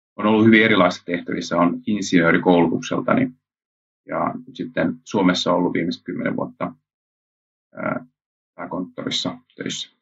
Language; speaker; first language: Finnish; early bilingual, heritage; Finnish